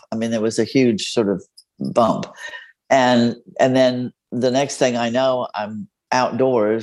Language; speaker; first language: English; non-native, fluent; Spanish